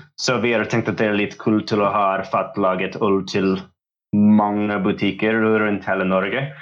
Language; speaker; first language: Norwegian; non-native, learner; English